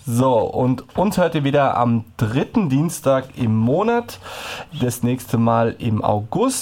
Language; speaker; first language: German; native; German